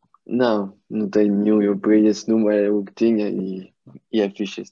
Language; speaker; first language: Portuguese; early bilingual, heritage; Portuguese